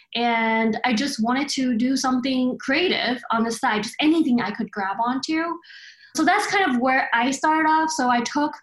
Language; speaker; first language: English; early bilingual, other home language; Chinese